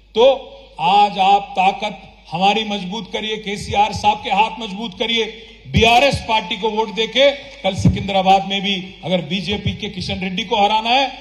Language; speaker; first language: Hindi; non-native, local second language; Telugu